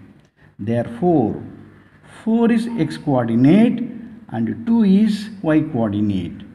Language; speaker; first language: English; non-native, local second language; Tamil